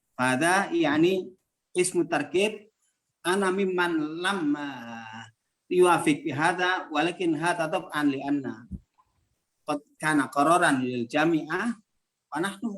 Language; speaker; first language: Arabic; non-native, fluent; Indonesian